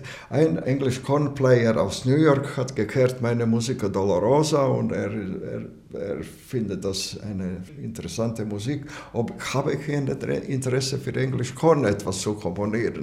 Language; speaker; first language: German; non-native, learner; Latvian